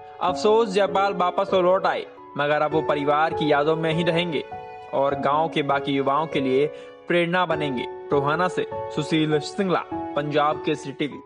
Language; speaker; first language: Hindi; native; Hindi